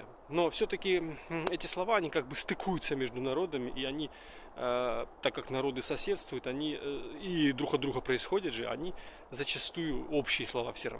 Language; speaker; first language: Russian; native; Russian